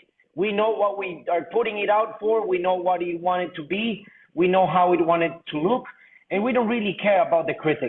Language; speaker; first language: English; non-native, fluent; Spanish